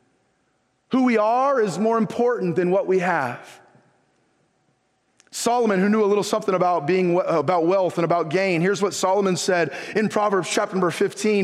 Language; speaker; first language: English; native; English